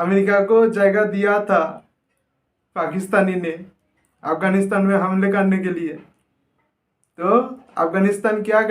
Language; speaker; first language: Hindi; non-native, local second language; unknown